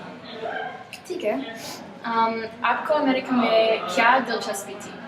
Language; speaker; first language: Hindi; non-native, learner; English